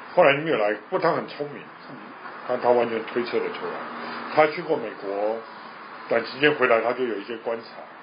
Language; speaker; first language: Chinese; native; Chinese